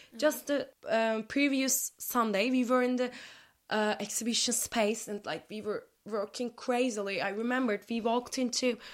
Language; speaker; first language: English; non-native, fluent; Turkish